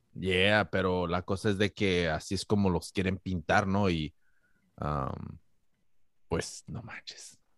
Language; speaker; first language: Spanish; native; Spanish